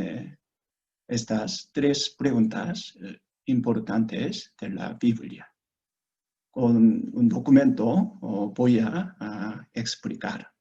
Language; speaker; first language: Spanish; non-native, fluent; Korean